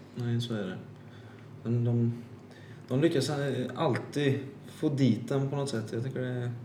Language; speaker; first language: Swedish; native; Swedish